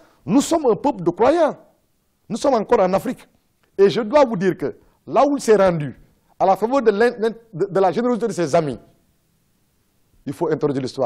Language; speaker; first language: French; non-native, local second language; Wolof